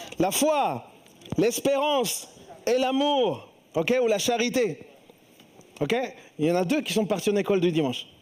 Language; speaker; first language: French; early bilingual, other home language; Spanish